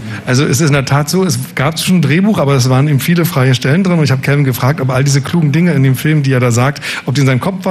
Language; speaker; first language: German; native; German